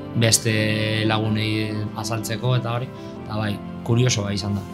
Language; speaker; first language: Basque; non-native, local second language; Spanish